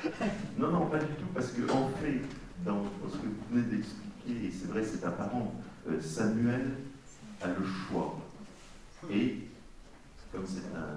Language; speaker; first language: French; native; French